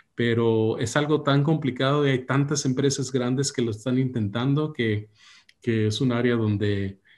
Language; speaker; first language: Spanish; early bilingual, heritage; Spanish